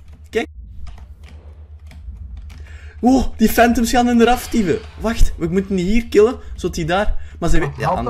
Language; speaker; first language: Dutch; native; Dutch